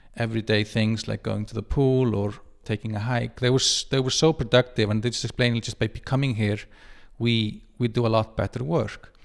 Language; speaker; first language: English; non-native, fluent; Icelandic